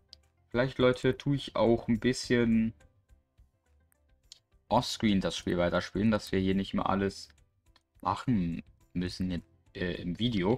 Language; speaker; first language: German; native; German